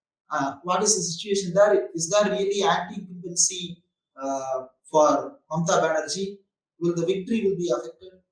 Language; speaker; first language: English; non-native, local second language; Tamil